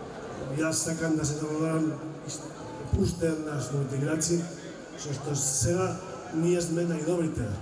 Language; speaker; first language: Macedonian; non-native, learner; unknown